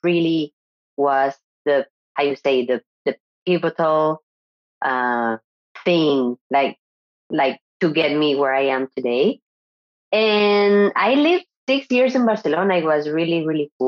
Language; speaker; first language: English; non-native, fluent; Spanish